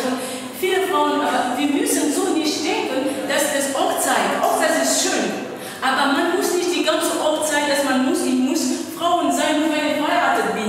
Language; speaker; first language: German; non-native, learner; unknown